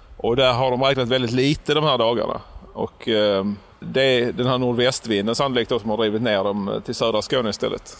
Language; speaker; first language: Swedish; native; Swedish